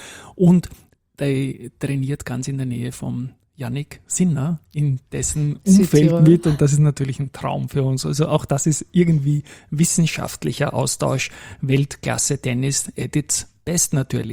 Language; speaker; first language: German; native; German